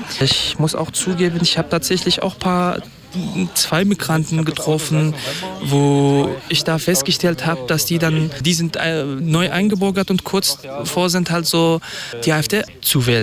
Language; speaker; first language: German; non-native, fluent; Kurdish